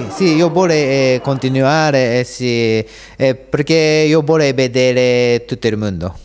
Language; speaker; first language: Italian; non-native, learner; Japanese